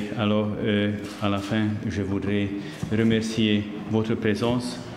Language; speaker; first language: French; non-native, learner; Hungarian